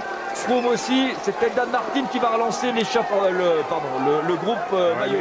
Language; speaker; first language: French; native; French